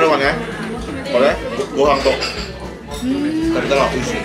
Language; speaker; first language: Japanese; non-native, fluent; Indonesian